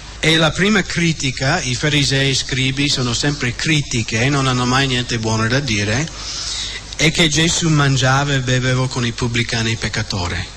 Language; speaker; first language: Italian; non-native, fluent; English